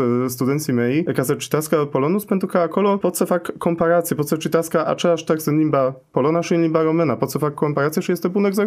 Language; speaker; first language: Romanian; non-native, fluent; Polish